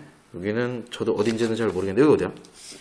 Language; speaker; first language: Korean; native; Korean